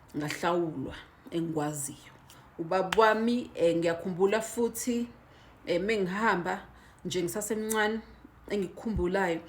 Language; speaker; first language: Zulu; native; Zulu